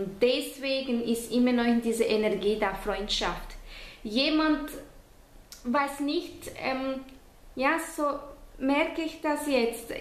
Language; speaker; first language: German; non-native, fluent; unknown